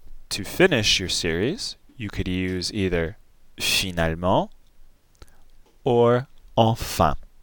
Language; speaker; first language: English; native; English